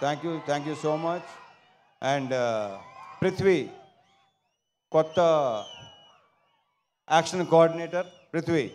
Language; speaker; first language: Telugu; native; Telugu